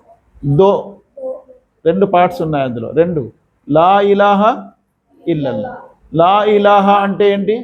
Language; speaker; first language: Telugu; non-native, local second language; Urdu